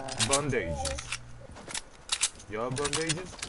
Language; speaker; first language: English; non-native, learner; French